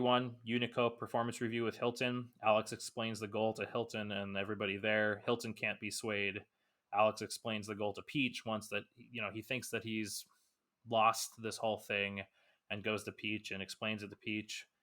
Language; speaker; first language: English; native; English